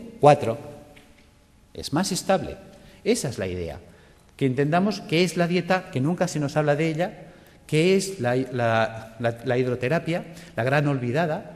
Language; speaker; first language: Spanish; native; Spanish